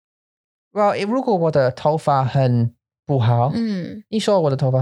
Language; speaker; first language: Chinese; non-native, learner; English